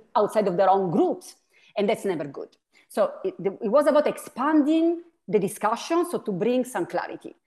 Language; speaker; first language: English; non-native, fluent; Italian